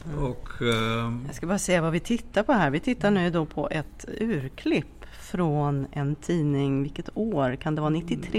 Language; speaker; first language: Swedish; native; Swedish